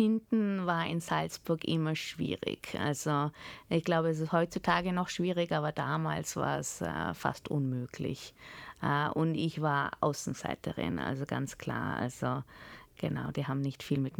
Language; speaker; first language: German; native; German